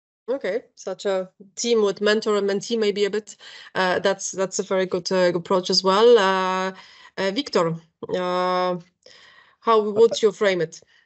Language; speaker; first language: English; non-native, fluent; Polish